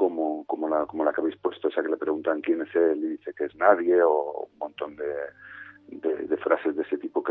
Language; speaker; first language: Spanish; native; Spanish